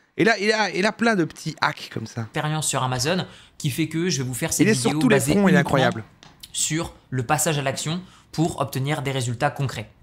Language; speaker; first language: French; native; French